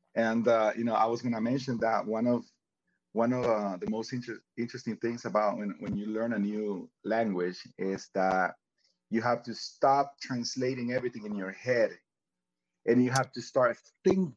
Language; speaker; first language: English; non-native, fluent; Spanish